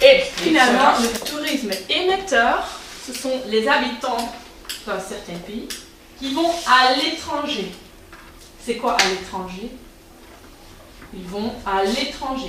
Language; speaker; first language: French; non-native, local second language; Dutch